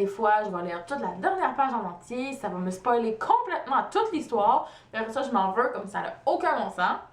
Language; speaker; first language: French; native; French